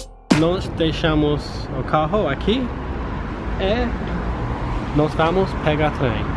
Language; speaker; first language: Portuguese; non-native, learner; English